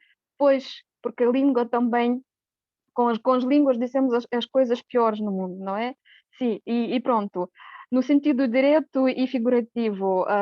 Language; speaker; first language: Portuguese; non-native, fluent; Romanian